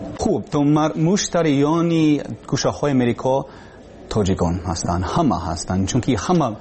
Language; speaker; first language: Persian; non-native, learner; English